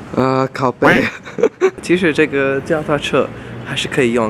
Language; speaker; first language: Chinese; non-native, fluent; Hindi